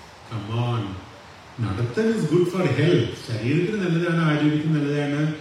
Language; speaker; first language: English; non-native, local second language; Malayalam